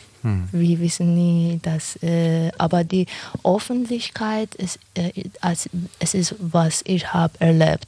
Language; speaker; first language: German; non-native, fluent; Persian